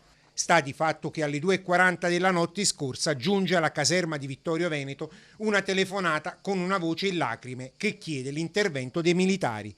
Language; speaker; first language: Italian; native; Italian